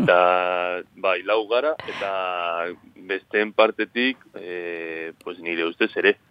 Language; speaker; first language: Basque; non-native, local second language; Spanish